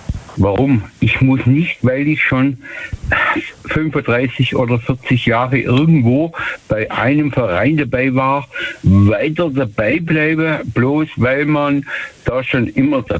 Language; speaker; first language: German; native; German